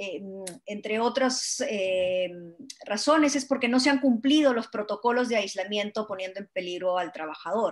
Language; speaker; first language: Spanish; native; Spanish